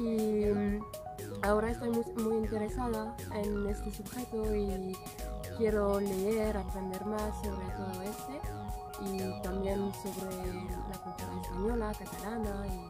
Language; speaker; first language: Spanish; non-native, learner; French